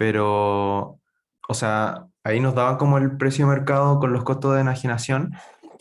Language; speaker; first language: Spanish; native; Spanish